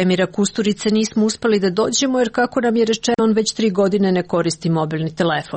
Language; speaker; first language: Serbian; native; Serbian